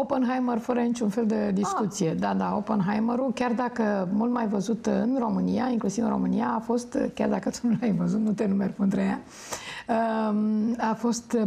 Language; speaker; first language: Romanian; native; Romanian